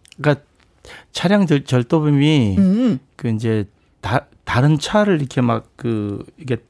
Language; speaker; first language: Korean; native; Korean